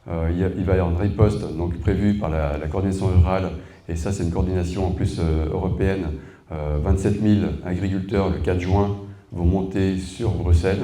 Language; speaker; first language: French; native; French